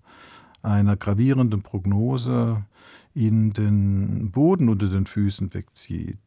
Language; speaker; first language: German; early bilingual, other home language; Italian